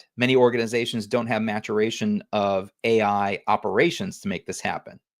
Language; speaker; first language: English; native; English